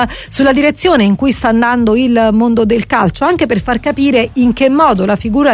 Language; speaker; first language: Italian; native; Italian